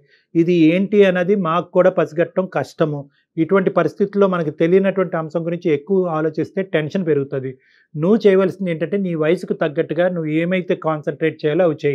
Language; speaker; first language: Telugu; native; Telugu